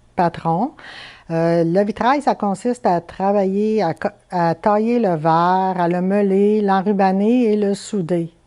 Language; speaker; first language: French; native; French